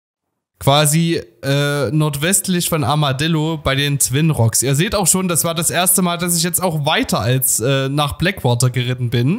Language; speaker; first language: German; native; German